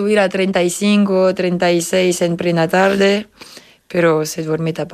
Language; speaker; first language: Spanish; non-native, fluent; French